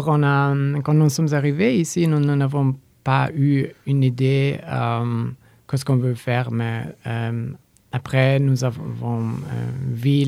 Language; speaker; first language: French; non-native, learner; Polish